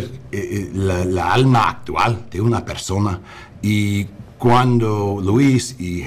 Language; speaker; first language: Spanish; non-native, learner; English